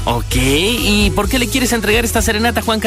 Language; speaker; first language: Spanish; native; Spanish